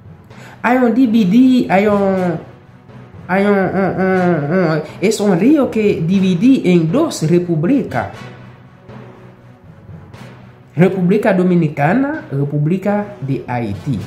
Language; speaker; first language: Spanish; non-native, local second language; Haitian Creole